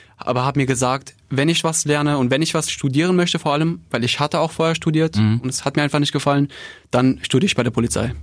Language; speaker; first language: German; early bilingual, other home language; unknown